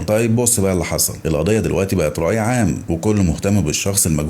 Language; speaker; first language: Arabic; native; Arabic